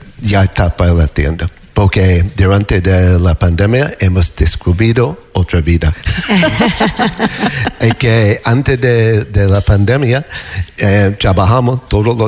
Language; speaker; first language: Spanish; non-native, fluent; English